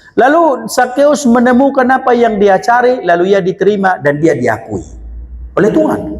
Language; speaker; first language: Indonesian; non-native, local second language; Batak Toba